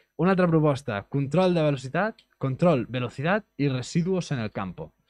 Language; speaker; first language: Spanish; non-native, local second language; Catalan